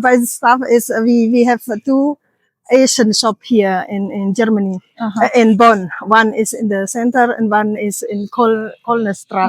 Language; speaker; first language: English; non-native, learner; Indonesian